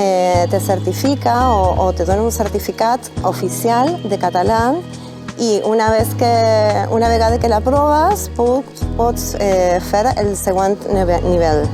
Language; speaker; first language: Catalan; non-native, learner; Spanish